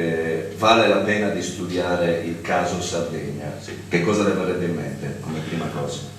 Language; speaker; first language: Italian; native; Italian